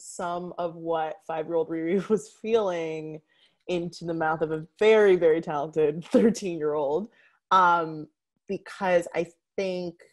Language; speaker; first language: English; native; English